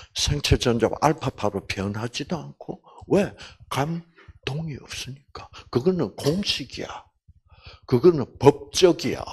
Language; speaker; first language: Korean; native; Korean